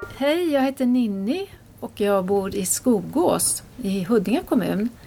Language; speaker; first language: Swedish; native; Swedish